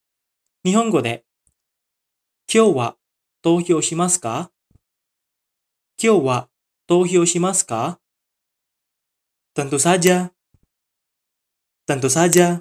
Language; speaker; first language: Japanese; non-native, fluent; Indonesian